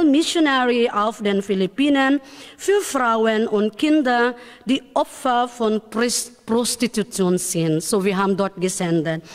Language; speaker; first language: German; non-native, learner; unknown